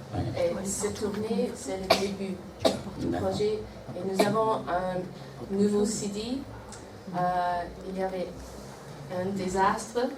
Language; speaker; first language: French; non-native, learner; English